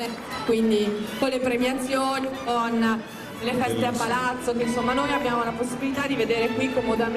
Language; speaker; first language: Italian; native; Italian